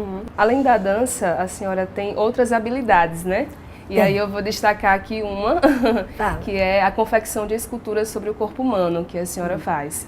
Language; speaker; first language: Portuguese; native; Portuguese